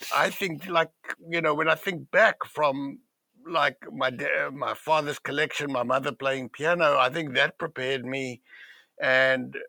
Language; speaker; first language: English; native; English